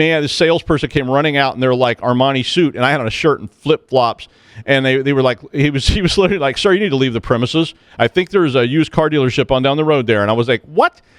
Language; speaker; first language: English; native; English